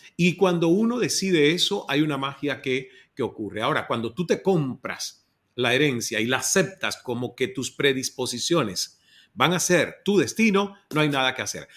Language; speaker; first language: Spanish; native; Spanish